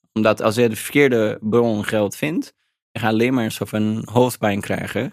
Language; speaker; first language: Dutch; non-native, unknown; Portuguese